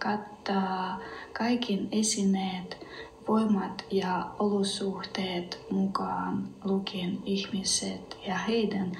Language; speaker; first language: Finnish; non-native, learner; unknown